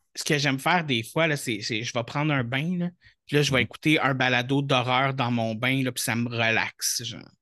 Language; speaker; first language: French; native; French